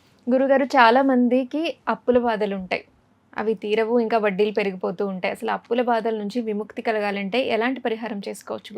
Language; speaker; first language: Telugu; native; Telugu